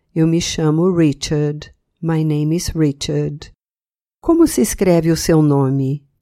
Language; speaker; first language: Portuguese; native; Portuguese